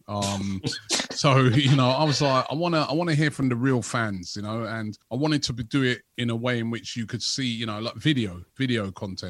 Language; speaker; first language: English; native; English